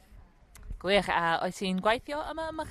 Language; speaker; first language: Welsh; native; Welsh